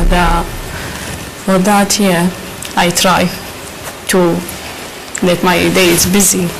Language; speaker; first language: English; non-native, learner; Arabic